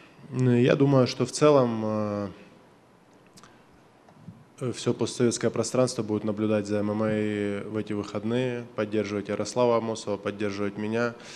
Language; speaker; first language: Russian; native; Russian